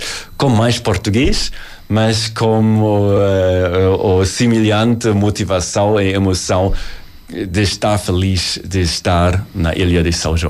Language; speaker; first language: Portuguese; non-native, learner; German